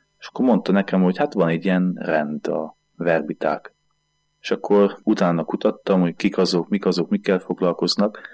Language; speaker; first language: Hungarian; native; Hungarian